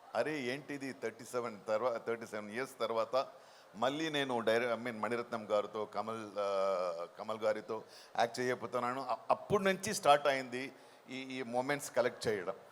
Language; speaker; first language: Telugu; non-native, local second language; Tamil